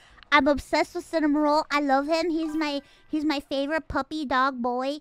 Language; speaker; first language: English; early bilingual, other home language; Spanish